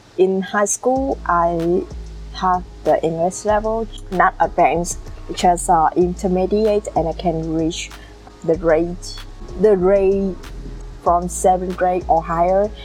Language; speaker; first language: English; non-native, learner; Vietnamese